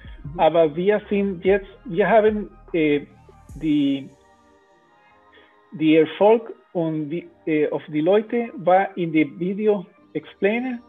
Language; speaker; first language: German; non-native, learner; Spanish